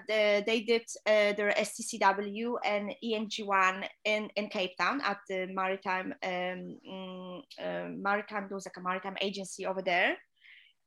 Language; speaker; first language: English; non-native, fluent; Polish